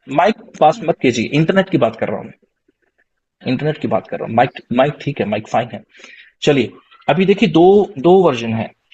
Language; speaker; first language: Hindi; non-native, local second language; Punjabi